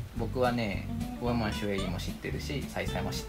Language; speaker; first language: Japanese; native; Japanese